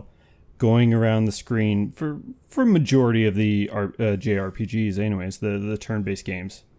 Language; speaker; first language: English; native; English